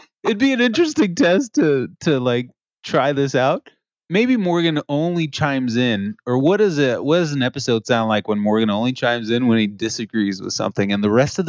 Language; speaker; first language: English; early bilingual, other home language; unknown